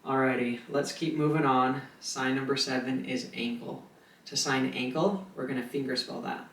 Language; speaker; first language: English; native; English